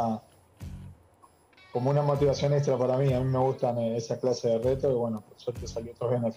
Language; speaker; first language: Spanish; native; Spanish